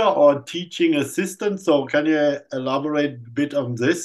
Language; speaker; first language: English; non-native, fluent; German